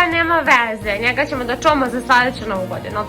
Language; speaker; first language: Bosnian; early bilingual, heritage; Serbian